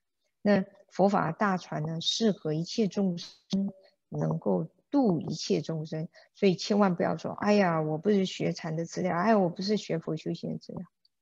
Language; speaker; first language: Chinese; native; Chinese